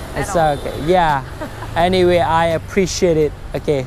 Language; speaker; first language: English; non-native, fluent; Thai